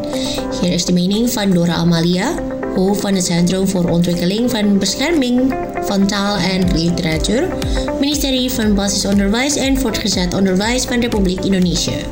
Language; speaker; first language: Dutch; non-native, fluent; Indonesian